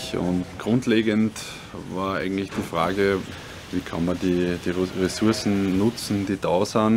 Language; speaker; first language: German; native; German